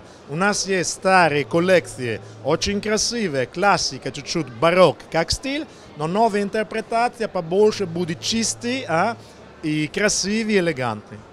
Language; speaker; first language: Russian; non-native, learner; Italian